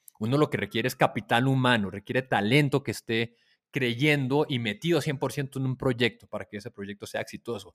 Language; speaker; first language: Spanish; native; Spanish